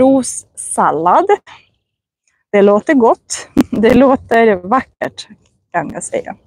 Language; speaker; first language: Swedish; non-native, fluent; Russian